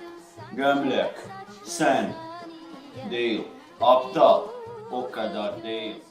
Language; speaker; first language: Turkish; non-native, learner; Bosnian